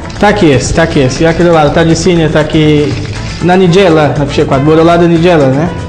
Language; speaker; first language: Polish; non-native, learner; Portuguese